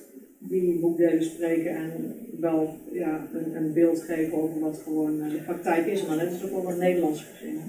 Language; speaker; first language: Dutch; native; Dutch